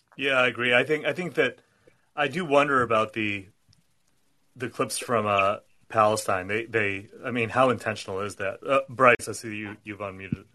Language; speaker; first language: English; native; English